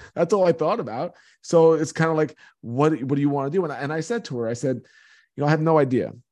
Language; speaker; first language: English; native; English